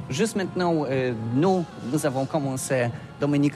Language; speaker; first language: French; non-native, learner; Polish